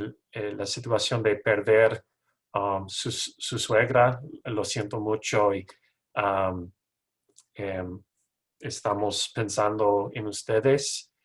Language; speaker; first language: Spanish; non-native, learner; English